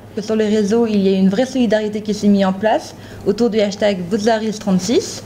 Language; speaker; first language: French; native; French